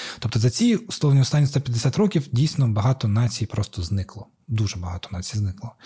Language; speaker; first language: Ukrainian; native; Ukrainian